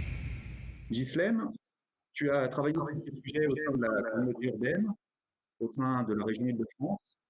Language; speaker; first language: French; native; French